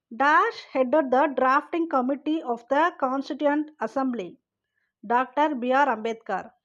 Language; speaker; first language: English; non-native, local second language; Tamil